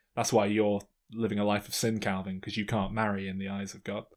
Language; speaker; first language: English; native; English